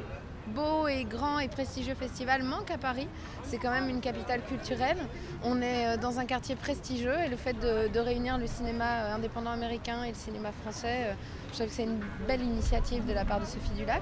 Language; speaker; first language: French; native; French